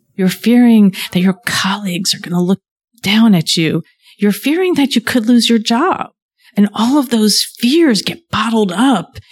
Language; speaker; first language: English; early bilingual, other home language; Somali